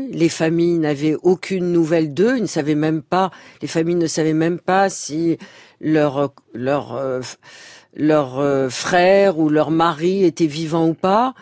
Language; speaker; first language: French; native; French